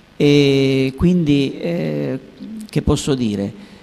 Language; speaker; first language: Italian; native; Italian